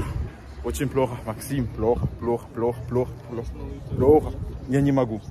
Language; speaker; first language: Russian; non-native, learner; French